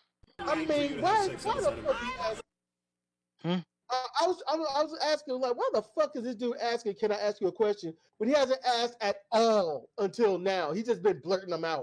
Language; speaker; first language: English; native; English